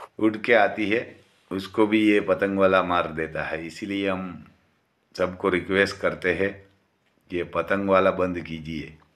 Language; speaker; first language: Hindi; non-native, local second language; Gujarati